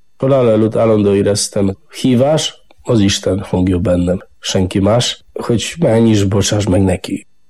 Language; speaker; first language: Hungarian; non-native, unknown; Polish